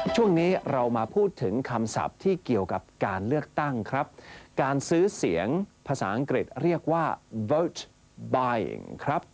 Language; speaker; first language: Thai; non-native, fluent; English